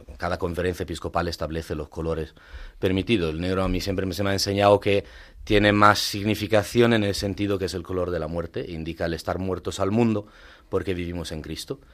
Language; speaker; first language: Spanish; non-native, fluent; Italian